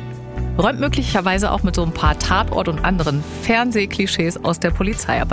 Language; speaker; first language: German; native; German